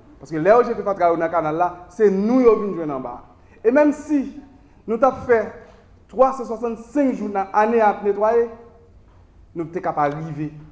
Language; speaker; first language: Haitian Creole; native; Haitian Creole